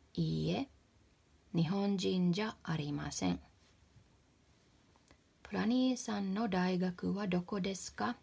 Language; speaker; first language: Japanese; non-native, fluent; Finnish